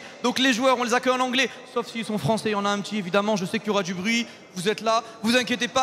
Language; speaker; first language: French; native; French